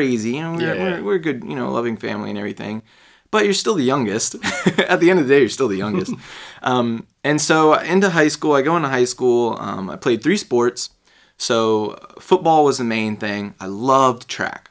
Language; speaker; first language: English; native; English